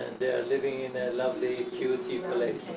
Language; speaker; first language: English; non-native, learner; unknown